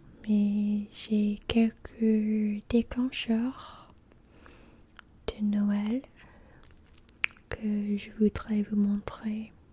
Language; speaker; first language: French; non-native, learner; English